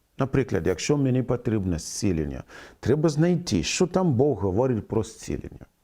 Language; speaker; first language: Ukrainian; non-native, fluent; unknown